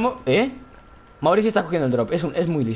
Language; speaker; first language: Spanish; native; Spanish